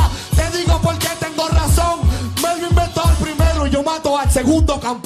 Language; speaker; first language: Spanish; native; Spanish